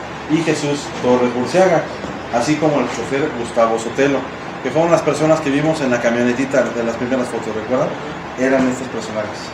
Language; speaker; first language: Spanish; native; Spanish